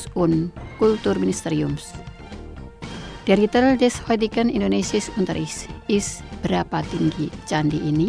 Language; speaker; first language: German; non-native, fluent; Indonesian